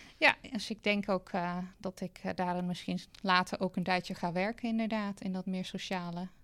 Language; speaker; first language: Dutch; non-native, fluent; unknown